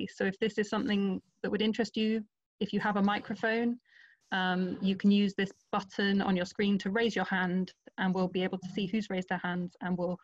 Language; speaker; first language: English; non-native, fluent; Portuguese